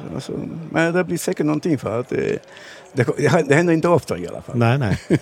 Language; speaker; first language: Swedish; non-native, fluent; Polish